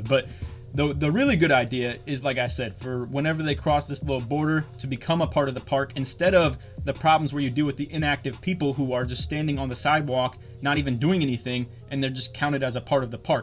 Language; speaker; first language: English; native; English